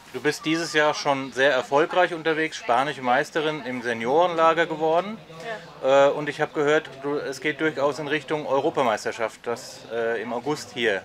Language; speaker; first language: German; native; German